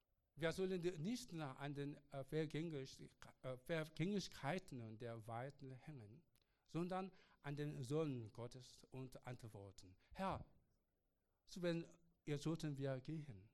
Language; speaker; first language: German; non-native, learner; Korean